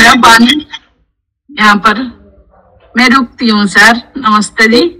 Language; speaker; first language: Hindi; non-native, local second language; Odia